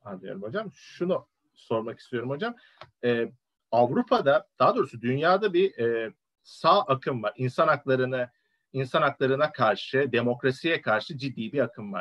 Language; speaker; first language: Turkish; native; Turkish